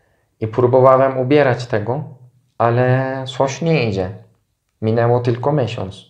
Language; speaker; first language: Polish; non-native, fluent; Turkish